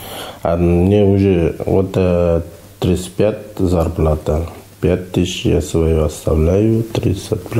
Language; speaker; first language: Russian; non-native, learner; Uzbek